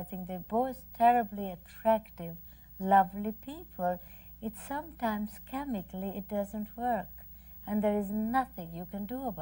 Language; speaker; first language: English; non-native, fluent; Hungarian